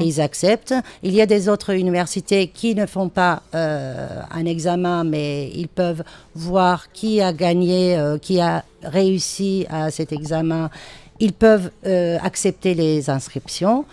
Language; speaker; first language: French; non-native, fluent; Turkish